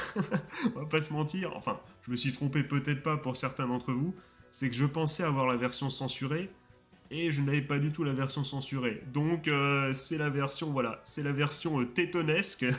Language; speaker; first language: French; native; French